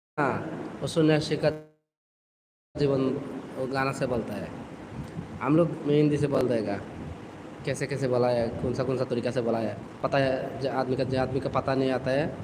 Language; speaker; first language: Hindi; non-native, learner; Bangla